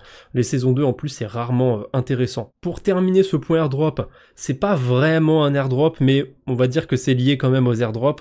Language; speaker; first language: French; native; French